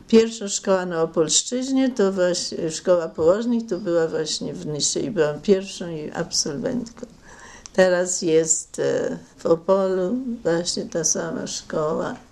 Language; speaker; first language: Polish; non-native, local second language; German